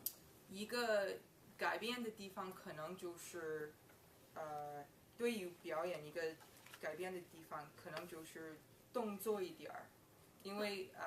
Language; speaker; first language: Chinese; non-native, learner; English